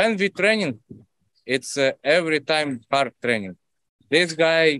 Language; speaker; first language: English; non-native, learner; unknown